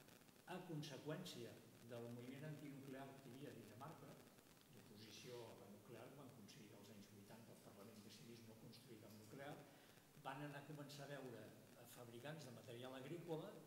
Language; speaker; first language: Catalan; native; Catalan